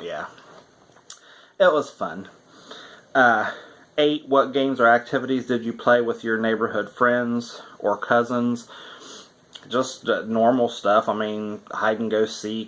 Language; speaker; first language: English; native; English